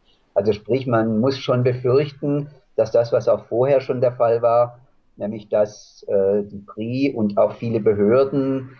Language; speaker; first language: German; native; German